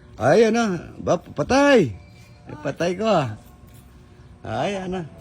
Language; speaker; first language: Filipino; non-native, local second language; Pampanga